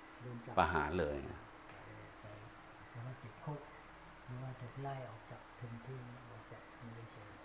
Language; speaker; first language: Thai; native; Thai